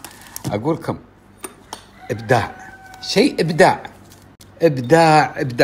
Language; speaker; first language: Arabic; native; Arabic